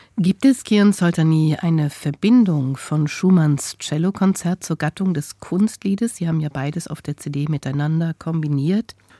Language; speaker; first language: German; native; German